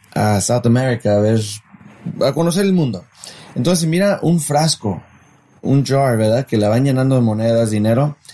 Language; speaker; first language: Spanish; early bilingual, heritage; Spanish